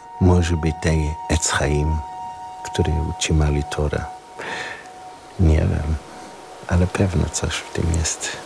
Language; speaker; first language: Polish; non-native, learner; Hebrew